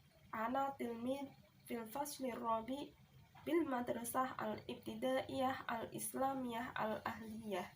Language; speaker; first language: Arabic; non-native, learner; Indonesian